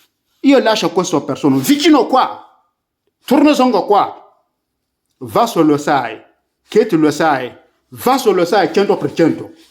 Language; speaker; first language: Italian; non-native, learner; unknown